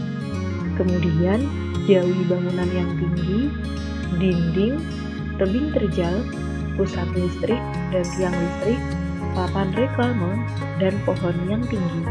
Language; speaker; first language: Indonesian; native; Indonesian